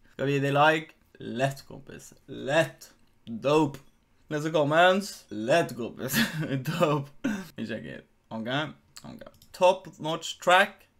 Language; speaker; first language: Norwegian; early bilingual, other home language; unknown